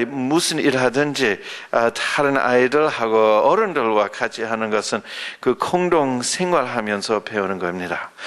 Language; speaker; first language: Korean; early bilingual, other home language; English